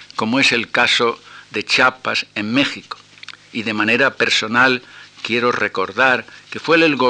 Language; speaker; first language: Spanish; native; Spanish